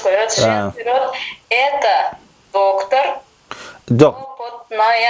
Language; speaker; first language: Russian; non-native, learner; Kyrgyz